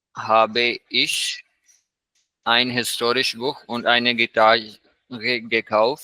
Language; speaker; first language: German; non-native, learner; Hindi